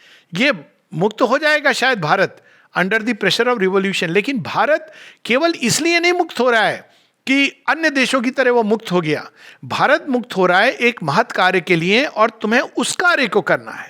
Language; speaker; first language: Hindi; native; Hindi